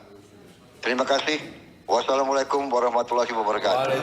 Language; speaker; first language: Indonesian; native; Indonesian